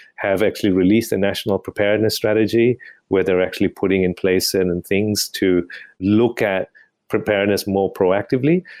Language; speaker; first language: English; non-native, local second language; Tamil